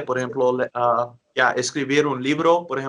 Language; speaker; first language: Spanish; non-native, learner; Dutch